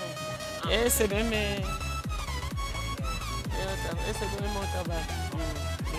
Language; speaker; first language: Portuguese; non-native, learner; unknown